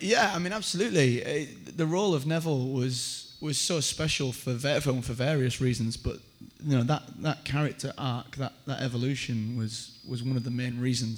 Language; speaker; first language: English; native; English